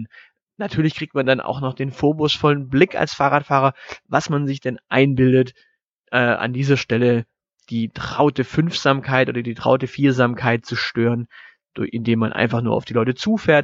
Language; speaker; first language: German; native; German